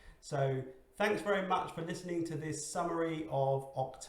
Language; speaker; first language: English; native; English